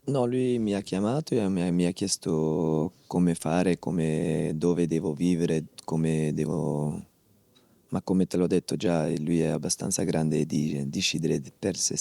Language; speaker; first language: Italian; non-native, fluent; Dutch